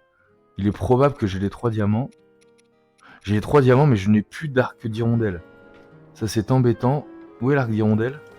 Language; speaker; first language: French; native; French